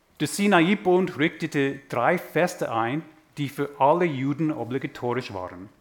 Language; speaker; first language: German; non-native, fluent; English